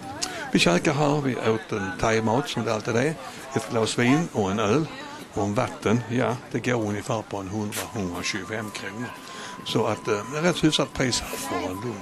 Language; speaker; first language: Swedish; native; Swedish